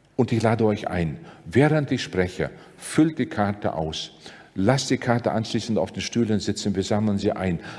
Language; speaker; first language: German; non-native, fluent; Latvian